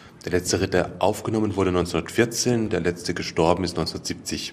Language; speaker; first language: German; native; German